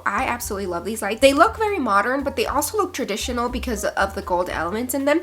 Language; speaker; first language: English; native; English